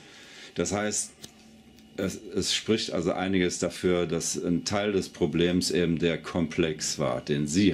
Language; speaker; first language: German; native; German